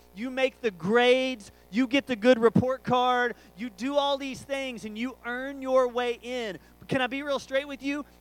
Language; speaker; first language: English; native; English